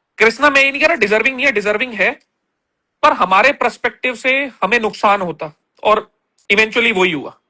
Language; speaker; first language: Hindi; native; Hindi